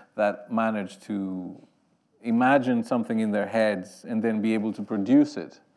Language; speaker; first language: English; non-native, fluent; Greek